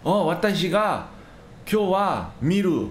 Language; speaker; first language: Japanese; non-native, learner; Korean